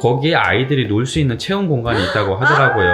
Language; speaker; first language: Korean; native; Korean